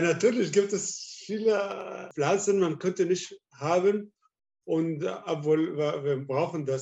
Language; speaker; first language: German; non-native, learner; Arabic